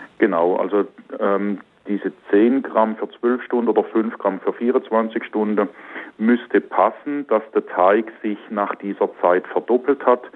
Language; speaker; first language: German; native; German